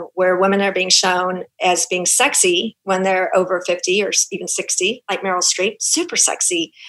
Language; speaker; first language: English; native; English